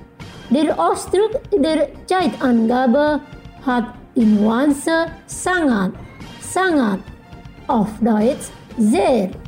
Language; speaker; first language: German; non-native, fluent; Indonesian